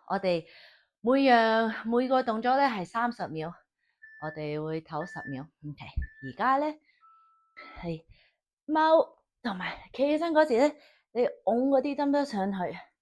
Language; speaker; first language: Cantonese; early bilingual, heritage; Cantonese